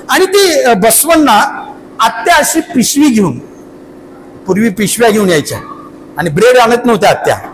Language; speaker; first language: Marathi; non-native, local second language; Kannada